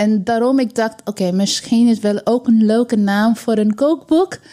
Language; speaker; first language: Dutch; non-native, learner; Bangla